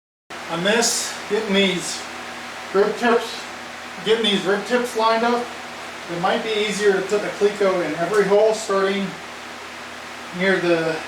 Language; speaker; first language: English; native; English